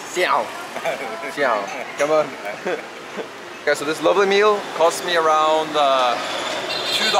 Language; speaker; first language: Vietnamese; non-native, learner; English